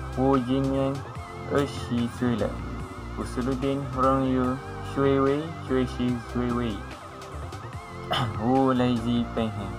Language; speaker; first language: Chinese; non-native, learner; Malay